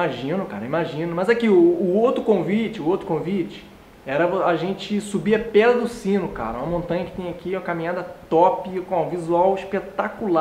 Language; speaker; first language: Portuguese; native; Portuguese